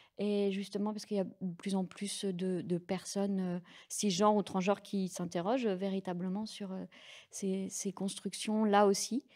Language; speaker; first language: French; native; French